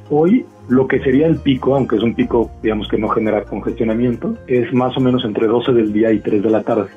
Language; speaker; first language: Spanish; native; Spanish